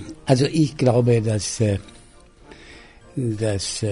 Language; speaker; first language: German; non-native, fluent; Italian